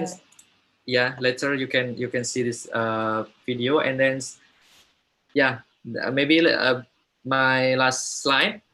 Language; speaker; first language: English; non-native, fluent; Indonesian